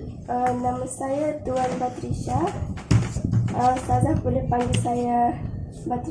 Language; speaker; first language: Malay; native; Malay